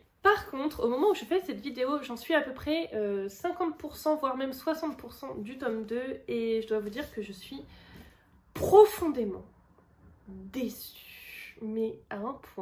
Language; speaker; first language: French; native; French